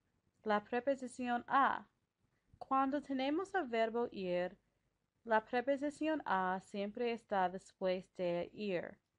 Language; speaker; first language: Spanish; non-native, fluent; English